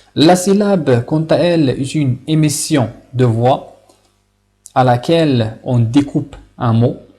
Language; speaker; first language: French; non-native, local second language; Arabic